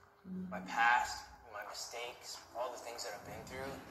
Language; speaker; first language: English; native; English